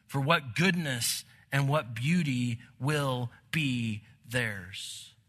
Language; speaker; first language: English; native; English